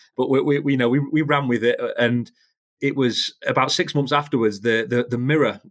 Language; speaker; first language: English; native; English